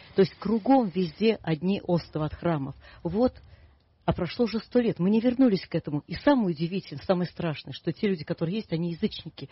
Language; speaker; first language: Russian; native; Russian